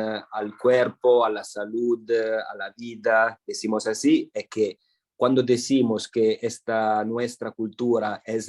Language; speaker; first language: Spanish; non-native, fluent; Italian